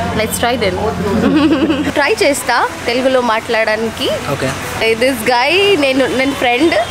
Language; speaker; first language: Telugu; non-native, learner; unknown